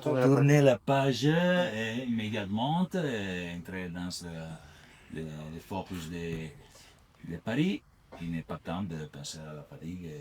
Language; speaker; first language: French; non-native, learner; Italian